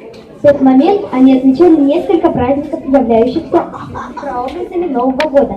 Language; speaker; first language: Russian; native; Russian